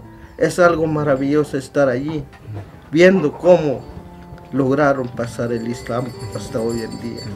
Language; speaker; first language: Spanish; non-native, local second language; Tzotzil